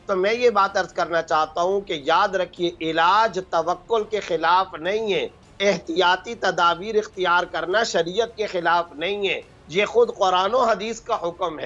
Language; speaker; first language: Urdu; native; Urdu